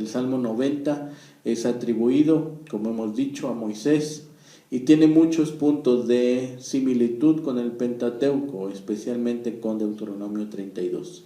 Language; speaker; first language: Spanish; native; Spanish